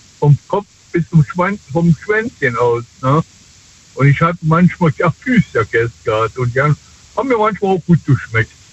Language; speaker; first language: German; native; German